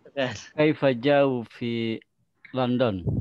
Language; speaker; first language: Arabic; non-native, learner; Indonesian